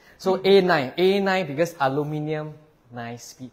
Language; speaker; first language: English; non-native, local second language; Chinese